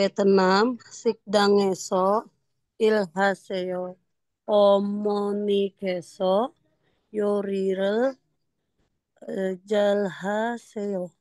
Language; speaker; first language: Korean; non-native, learner; Indonesian